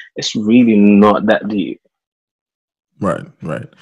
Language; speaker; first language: English; native; English